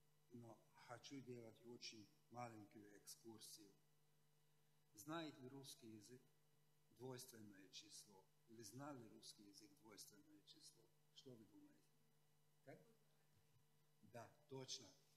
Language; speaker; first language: Russian; non-native, fluent; Hungarian